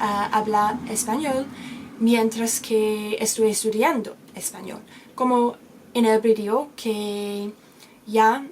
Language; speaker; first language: Spanish; non-native, learner; English